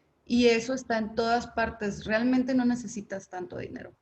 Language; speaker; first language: Spanish; native; Spanish